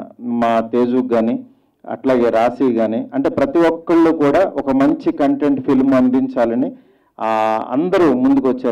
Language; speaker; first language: Telugu; native; Telugu